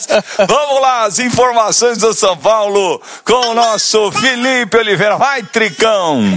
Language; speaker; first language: Portuguese; native; Portuguese